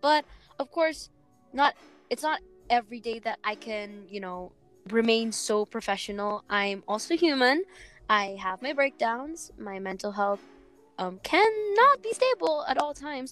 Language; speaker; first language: English; non-native, local second language; Filipino